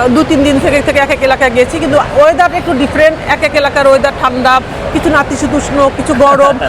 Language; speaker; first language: Bangla; native; Bangla